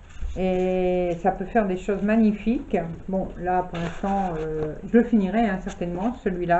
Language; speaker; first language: French; native; French